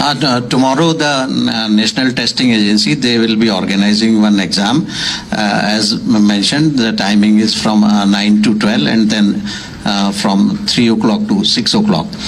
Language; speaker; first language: English; non-native, local second language; Bangla